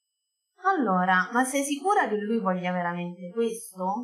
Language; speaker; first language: Italian; native; Italian